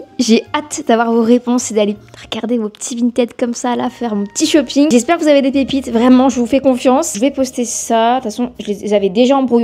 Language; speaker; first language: French; native; French